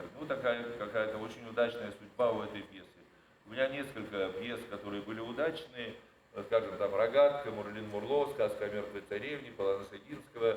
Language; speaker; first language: Russian; native; Russian